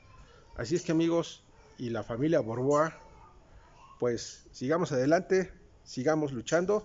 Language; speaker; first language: Spanish; native; Spanish